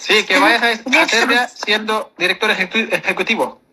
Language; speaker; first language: Spanish; non-native, fluent; Kazakh